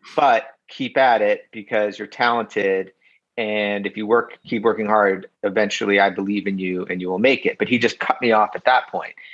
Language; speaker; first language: English; native; English